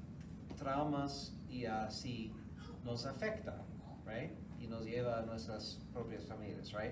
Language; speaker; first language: Spanish; non-native, fluent; English